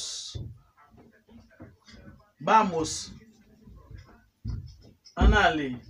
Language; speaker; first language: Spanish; non-native, learner; Haitian Creole